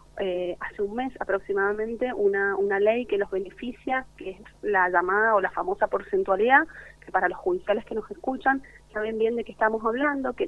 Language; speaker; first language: Spanish; native; Spanish